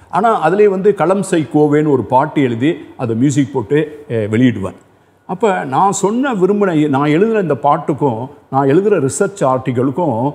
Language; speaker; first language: Tamil; native; Tamil